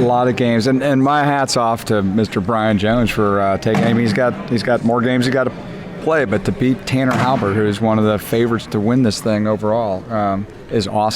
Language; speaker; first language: English; native; English